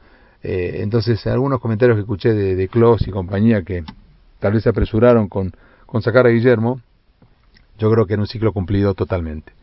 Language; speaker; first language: Spanish; native; Spanish